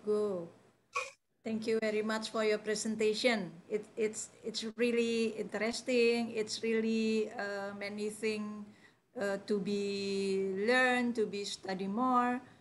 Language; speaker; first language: English; non-native, fluent; Indonesian